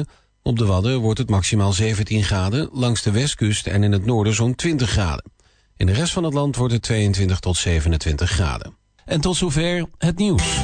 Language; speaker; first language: Dutch; native; Dutch